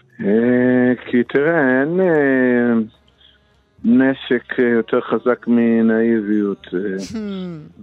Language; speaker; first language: Hebrew; non-native, fluent; Russian